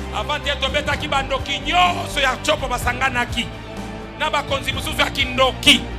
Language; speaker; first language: Lingala; native; Lingala